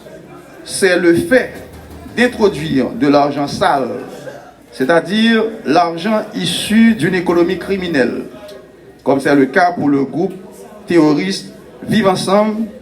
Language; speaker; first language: French; non-native, local second language; Haitian Creole